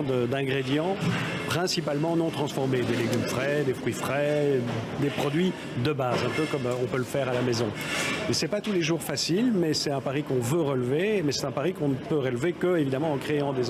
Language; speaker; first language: French; native; French